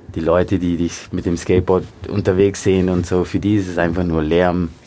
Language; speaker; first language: German; early bilingual, other home language; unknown